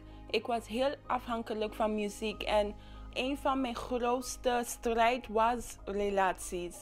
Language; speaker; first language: Dutch; non-native, local second language; English